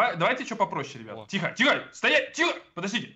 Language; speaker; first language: Russian; native; Russian